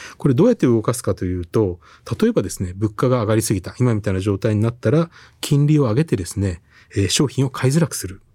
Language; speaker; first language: Japanese; native; Japanese